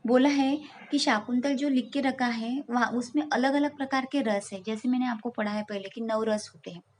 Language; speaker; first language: Hindi; non-native, local second language; Marathi